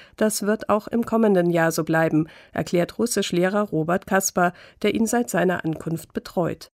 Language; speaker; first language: German; native; German